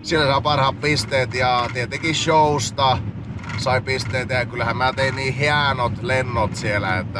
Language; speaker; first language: Finnish; native; Finnish